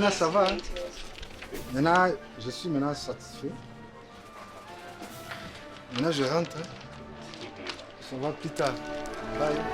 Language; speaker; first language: French; non-native, local second language; Lingala